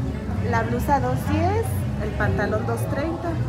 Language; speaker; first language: Spanish; native; Spanish